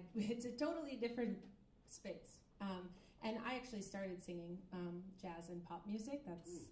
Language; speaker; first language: English; native; English